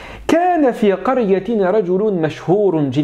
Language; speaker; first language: Arabic; non-native, fluent; French